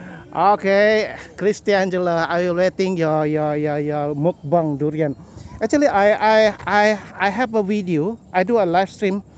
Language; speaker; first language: English; non-native, local second language; Malay